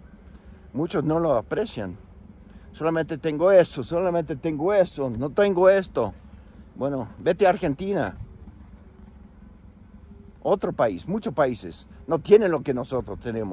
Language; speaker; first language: Spanish; non-native, fluent; English